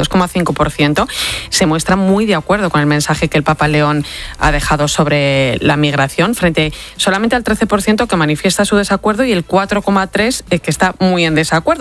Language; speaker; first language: Spanish; native; Spanish